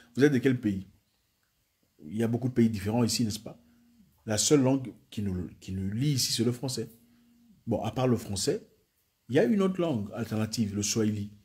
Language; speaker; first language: French; non-native, local second language; Swahili